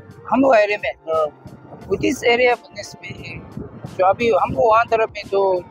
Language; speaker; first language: Hindi; non-native, local second language; Tibetan